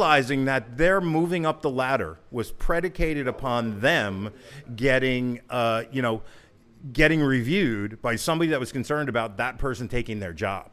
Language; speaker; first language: English; native; English